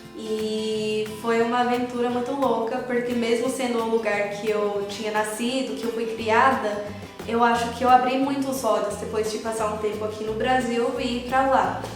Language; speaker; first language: Portuguese; early bilingual, other home language; English